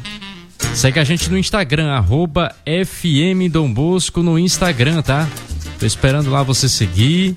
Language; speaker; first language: Portuguese; native; Portuguese